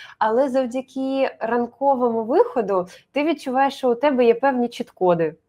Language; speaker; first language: Ukrainian; native; Ukrainian